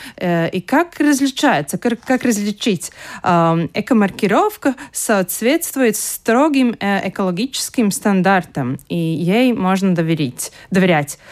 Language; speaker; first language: Russian; non-native, local second language; Latvian